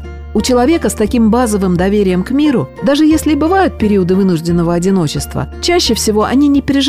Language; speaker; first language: Russian; native; Russian